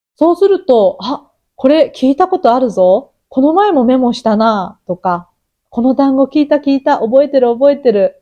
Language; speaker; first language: Japanese; native; Japanese